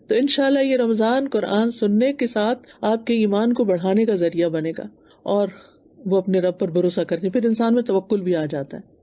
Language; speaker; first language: Urdu; native; Urdu